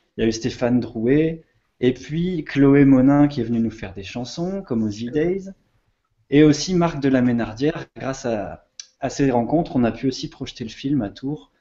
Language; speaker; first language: French; native; French